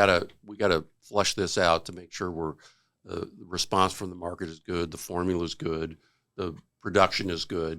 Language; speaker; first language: English; native; English